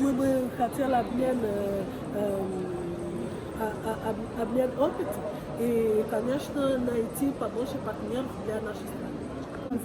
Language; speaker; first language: Russian; non-native, learner; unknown